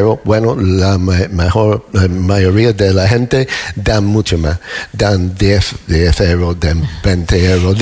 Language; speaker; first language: Spanish; non-native, fluent; English